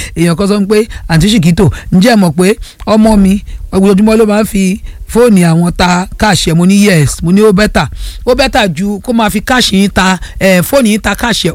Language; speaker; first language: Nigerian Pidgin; non-native, local second language; Yoruba